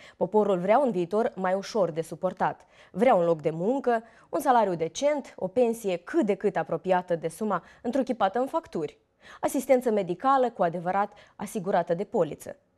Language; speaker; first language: Romanian; native; Romanian